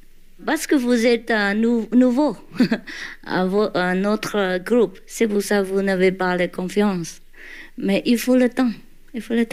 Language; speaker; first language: French; non-native, learner; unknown